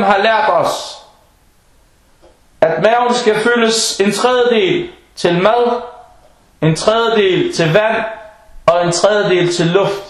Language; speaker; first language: Danish; early bilingual, other home language; Arabic